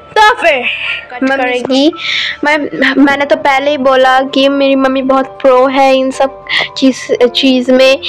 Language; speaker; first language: Hindi; non-native, local second language; Bangla